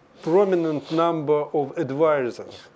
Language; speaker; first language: English; non-native, fluent; Russian